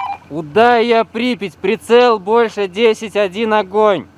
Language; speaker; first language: Russian; native; Russian